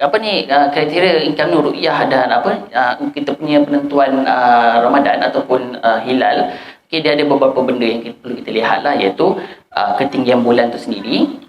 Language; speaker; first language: Malay; native; Malay